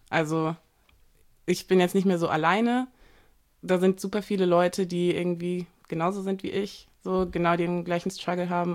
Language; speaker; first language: German; native; German